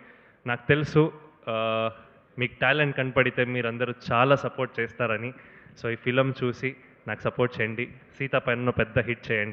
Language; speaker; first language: Telugu; non-native, learner; Kannada